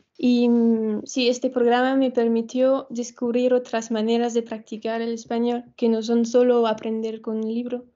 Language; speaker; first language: Spanish; non-native, fluent; French